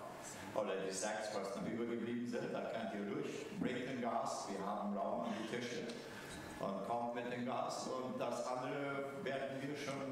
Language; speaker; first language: German; early bilingual, heritage; German